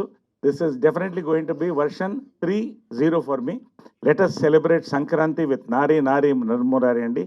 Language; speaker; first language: Telugu; native; Telugu